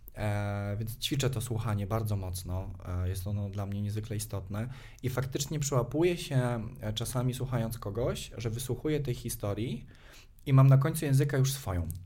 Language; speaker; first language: Polish; native; Polish